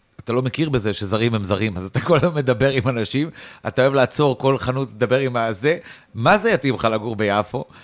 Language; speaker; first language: Hebrew; native; Hebrew